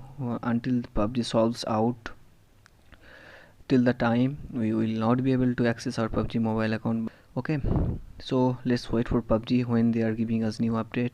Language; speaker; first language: English; non-native, local second language; Hindi